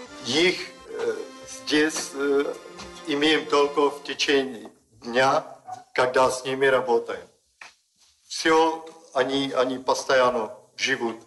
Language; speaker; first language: Russian; non-native, fluent; Czech